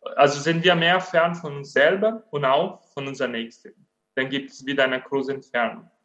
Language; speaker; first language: German; non-native, fluent; Portuguese